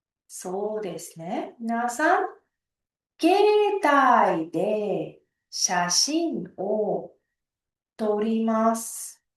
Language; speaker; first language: Japanese; non-native, fluent; Uzbek